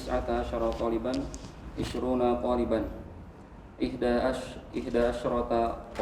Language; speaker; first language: Arabic; non-native, learner; Indonesian